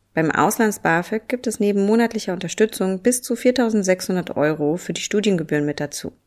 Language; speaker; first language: German; native; German